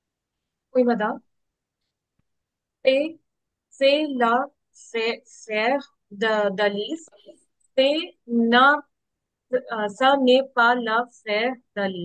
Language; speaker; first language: French; non-native, learner; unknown